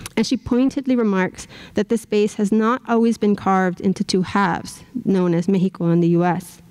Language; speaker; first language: English; native; English